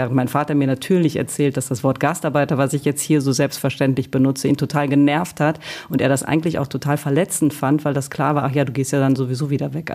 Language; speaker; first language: German; early bilingual, other home language; Italian